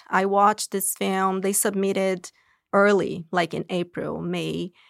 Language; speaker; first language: English; non-native, fluent; Portuguese